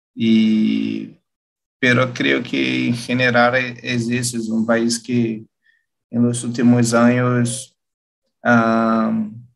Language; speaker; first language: Spanish; non-native, learner; Portuguese